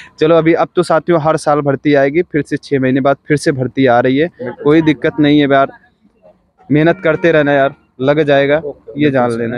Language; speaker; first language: Hindi; native; Hindi